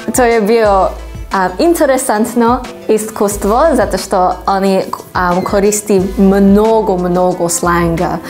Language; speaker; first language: Serbian; non-native, learner; English